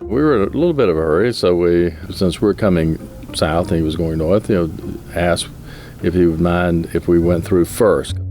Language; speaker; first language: English; native; English